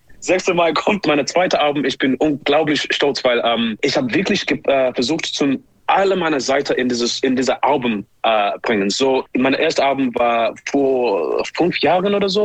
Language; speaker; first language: German; non-native, fluent; English